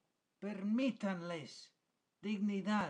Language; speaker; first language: Spanish; non-native, fluent; English